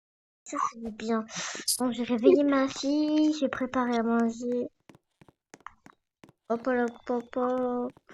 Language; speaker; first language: French; native; French